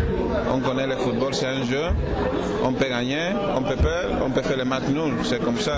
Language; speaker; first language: French; non-native, learner; Spanish